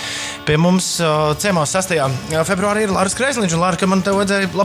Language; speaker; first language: Latvian; native; Latvian